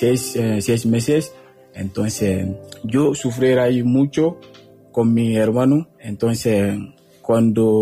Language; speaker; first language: Spanish; non-native, learner; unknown